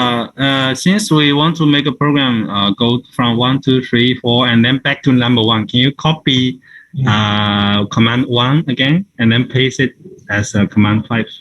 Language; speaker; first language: English; non-native, local second language; Chinese